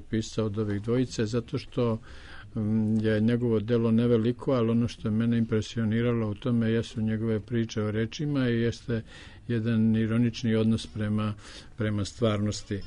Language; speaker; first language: Serbian; native; Serbian